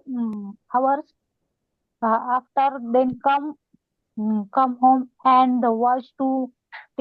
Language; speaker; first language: English; non-native, learner; Marathi